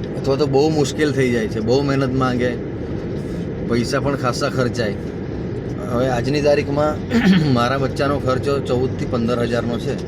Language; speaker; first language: Gujarati; non-native, local second language; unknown